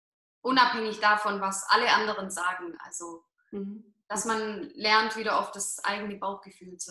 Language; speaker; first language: German; native; German